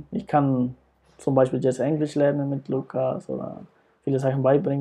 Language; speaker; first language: German; non-native, fluent; Spanish